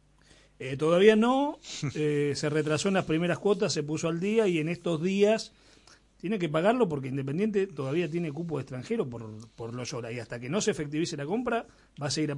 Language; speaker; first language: Spanish; native; Spanish